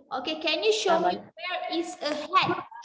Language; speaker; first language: English; non-native, local second language; Malay